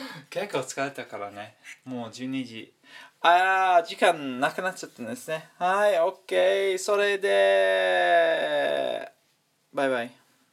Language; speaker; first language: Japanese; non-native, learner; English